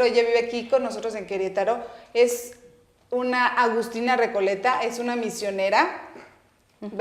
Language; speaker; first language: Spanish; native; Spanish